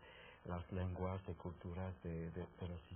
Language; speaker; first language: Spanish; non-native, fluent; French